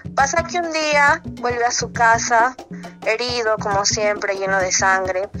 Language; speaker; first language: Spanish; native; Spanish